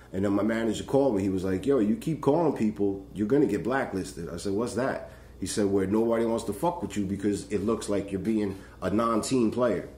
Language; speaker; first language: English; native; English